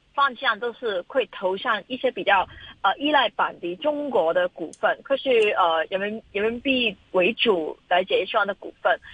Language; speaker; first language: Chinese; non-native, local second language; Cantonese